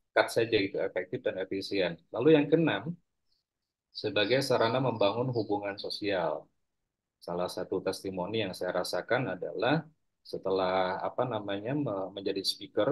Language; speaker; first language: Indonesian; native; Indonesian